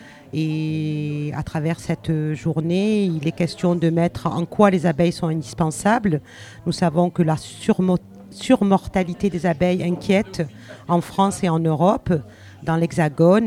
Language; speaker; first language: French; native; French